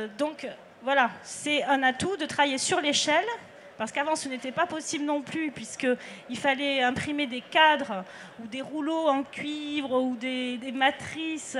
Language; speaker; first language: French; native; French